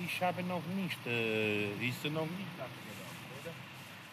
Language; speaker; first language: German; non-native, learner; Italian